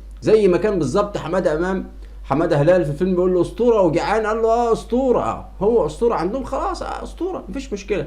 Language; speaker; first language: Arabic; native; Arabic